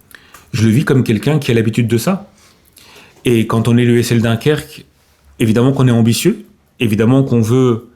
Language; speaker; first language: French; native; French